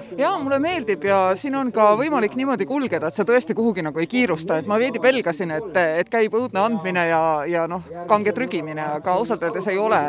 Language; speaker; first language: Estonian; native; Estonian